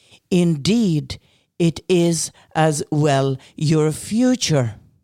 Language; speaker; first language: English; non-native, fluent; Norwegian